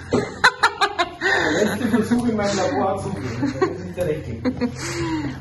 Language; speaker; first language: German; native; German